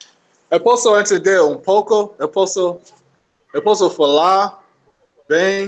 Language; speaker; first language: Portuguese; non-native, learner; English